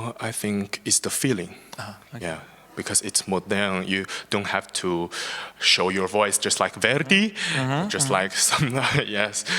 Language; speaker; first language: English; non-native, fluent; Chinese